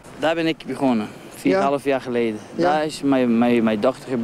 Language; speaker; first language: Dutch; non-native, learner; Portuguese